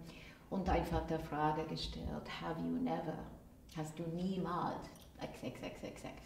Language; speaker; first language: German; non-native, fluent; English